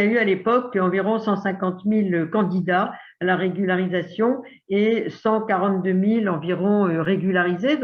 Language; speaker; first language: French; native; French